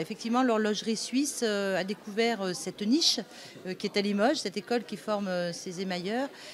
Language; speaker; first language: French; native; French